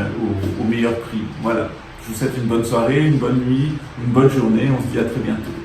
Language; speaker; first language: French; native; French